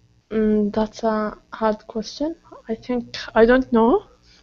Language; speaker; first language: English; non-native, learner; Arabic